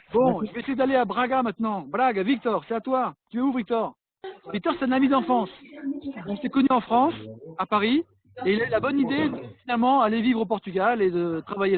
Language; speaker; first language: French; native; French